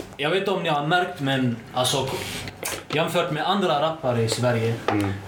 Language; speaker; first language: Swedish; early bilingual, other home language; Arabic